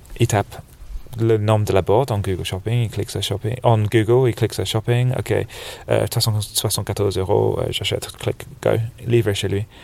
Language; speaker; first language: French; non-native, fluent; English